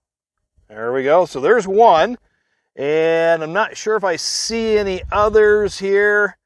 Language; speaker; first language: English; native; English